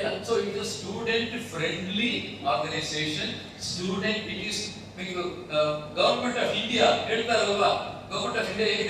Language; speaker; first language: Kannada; non-native, local second language; Telugu